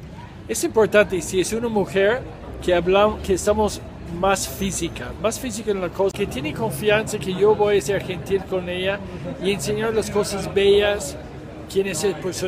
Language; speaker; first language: Spanish; non-native, fluent; English